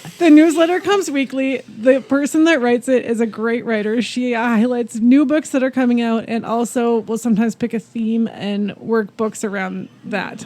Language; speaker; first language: English; native; English